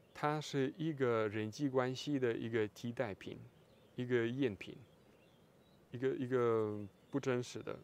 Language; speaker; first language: Chinese; non-native, fluent; Russian